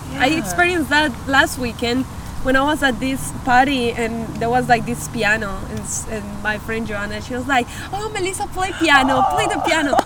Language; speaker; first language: English; non-native, fluent; Spanish